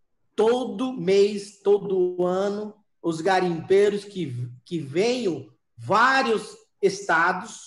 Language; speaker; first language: Portuguese; non-native, local second language; Yanomámi